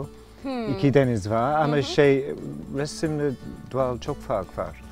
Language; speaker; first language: Turkish; non-native, learner; English